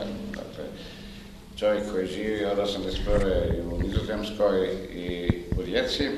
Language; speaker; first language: Croatian; native; Croatian